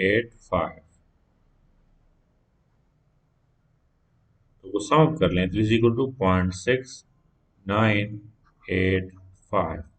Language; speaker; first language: Hindi; non-native, local second language; Punjabi